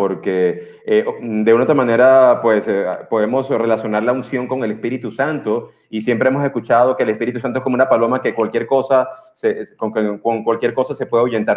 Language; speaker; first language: Spanish; native; Spanish